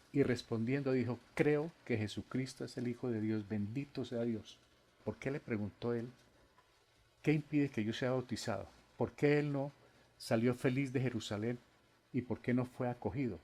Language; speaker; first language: Spanish; native; Spanish